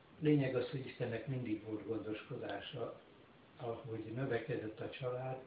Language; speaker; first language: Hungarian; native; Hungarian